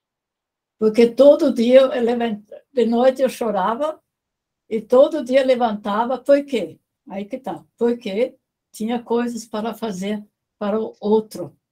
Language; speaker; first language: Portuguese; non-native, fluent; German